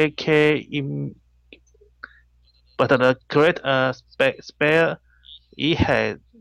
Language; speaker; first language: English; non-native, learner; Chinese